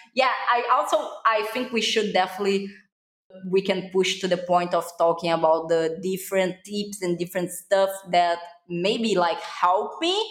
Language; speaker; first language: English; non-native, fluent; Portuguese